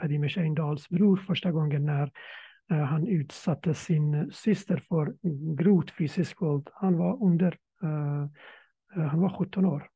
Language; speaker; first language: Swedish; non-native, fluent; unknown